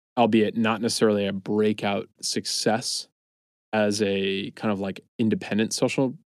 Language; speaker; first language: English; native; English